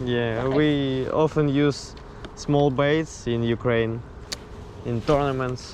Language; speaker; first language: English; non-native, learner; Ukrainian